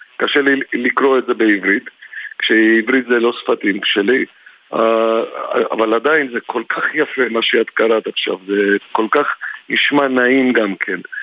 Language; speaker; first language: Hebrew; non-native, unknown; Georgian